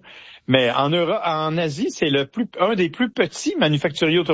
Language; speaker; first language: French; native; French